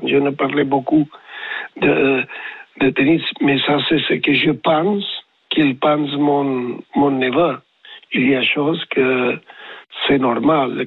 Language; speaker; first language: French; non-native, learner; Spanish